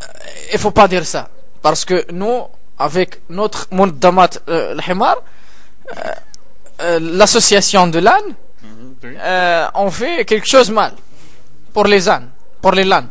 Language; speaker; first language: French; non-native, local second language; Arabic